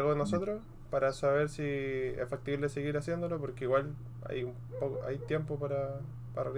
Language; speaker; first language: Spanish; native; Spanish